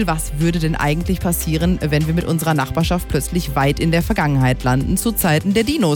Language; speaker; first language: German; native; German